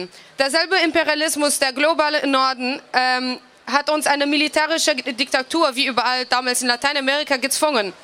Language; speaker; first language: German; non-native, fluent; Portuguese